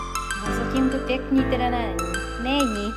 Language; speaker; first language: Czech; non-native, learner; Filipino